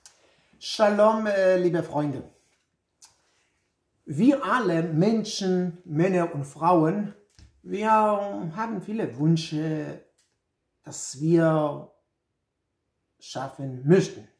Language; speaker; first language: German; non-native, fluent; Hebrew